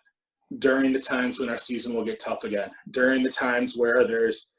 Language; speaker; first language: English; native; English